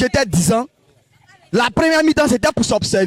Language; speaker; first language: French; non-native, local second language; Wolof